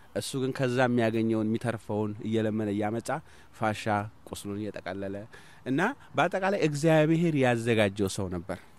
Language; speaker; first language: Amharic; non-native, local second language; Somali